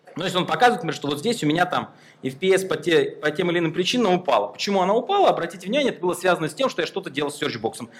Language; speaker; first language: Russian; native; Russian